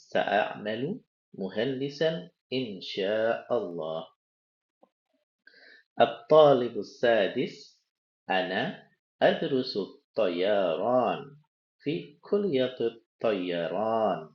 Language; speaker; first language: Arabic; non-native, fluent; Indonesian